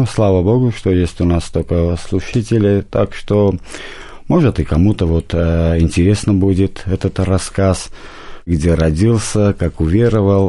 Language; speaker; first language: Russian; non-native, local second language; Armenian